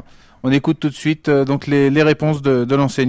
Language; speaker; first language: French; native; French